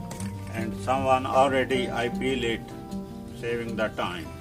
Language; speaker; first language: English; non-native, learner; Punjabi